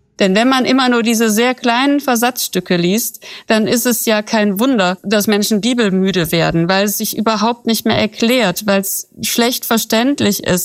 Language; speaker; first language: German; native; German